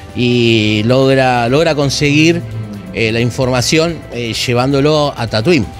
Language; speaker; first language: Spanish; native; Spanish